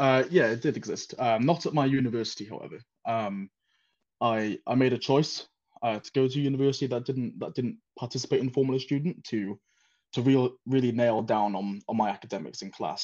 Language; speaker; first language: English; native; English